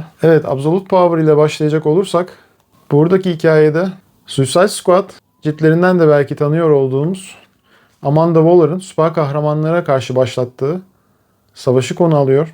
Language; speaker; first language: Turkish; native; Turkish